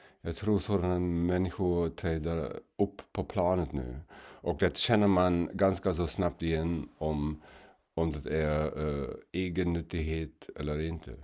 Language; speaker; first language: Swedish; non-native, fluent; German